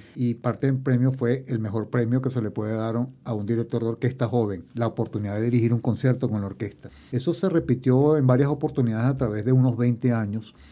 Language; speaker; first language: Spanish; native; Spanish